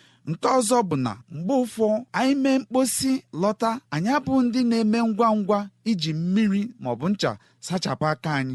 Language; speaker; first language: Igbo; native; Igbo